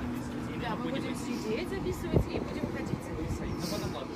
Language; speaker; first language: Russian; native; Russian